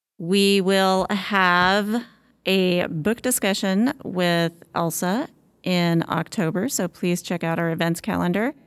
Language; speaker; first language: English; native; English